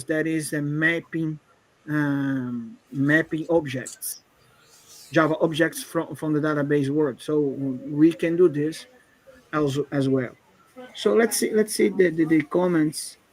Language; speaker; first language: English; non-native, fluent; Portuguese